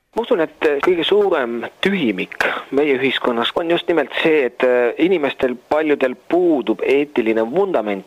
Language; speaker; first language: Estonian; native; Estonian